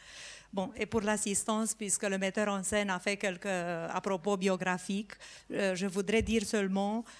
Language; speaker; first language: French; non-native, fluent; Romanian